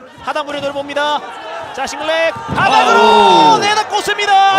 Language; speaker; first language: Korean; native; Korean